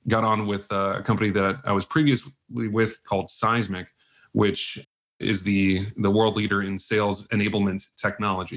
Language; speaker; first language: English; native; English